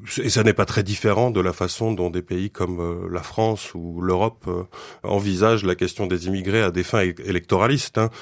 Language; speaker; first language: French; native; French